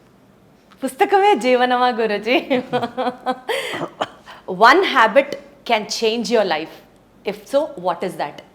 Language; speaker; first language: Telugu; native; Telugu